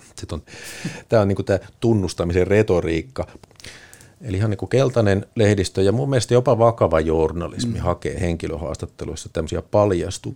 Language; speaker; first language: Finnish; native; Finnish